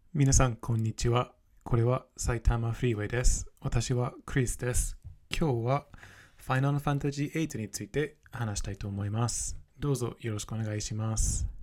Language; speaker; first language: Japanese; non-native, fluent; English